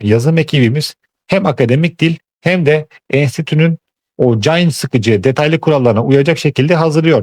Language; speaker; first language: Turkish; native; Turkish